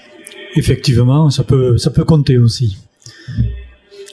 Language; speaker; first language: French; native; French